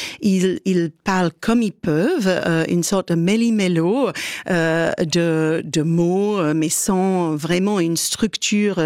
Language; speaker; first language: French; native; French